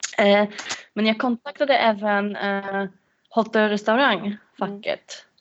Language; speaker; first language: Swedish; non-native, fluent; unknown